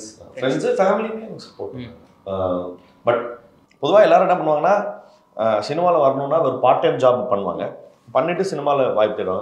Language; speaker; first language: Tamil; native; Tamil